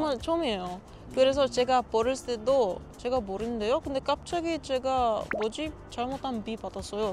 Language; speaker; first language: Korean; non-native, learner; Papiamento